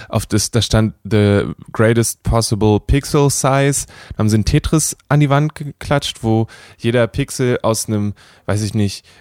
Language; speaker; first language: German; native; German